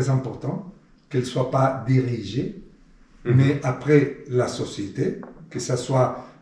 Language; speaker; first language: French; non-native, fluent; Spanish